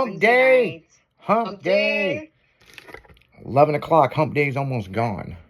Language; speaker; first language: English; native; English